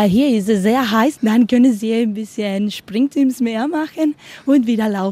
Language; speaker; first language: German; non-native, learner; Spanish